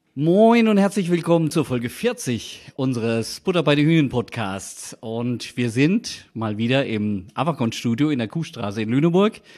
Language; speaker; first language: German; native; German